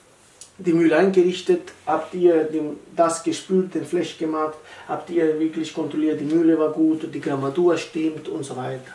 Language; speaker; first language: German; non-native, learner; Italian